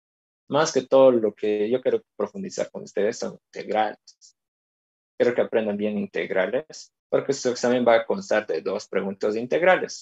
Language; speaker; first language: Spanish; native; Spanish